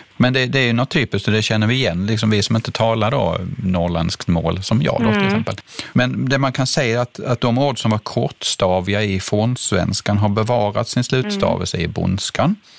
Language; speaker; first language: Swedish; native; Swedish